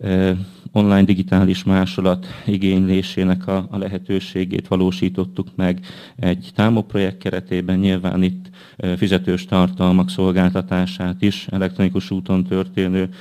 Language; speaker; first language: Hungarian; native; Hungarian